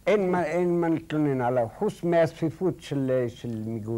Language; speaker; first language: Hebrew; non-native, fluent; Arabic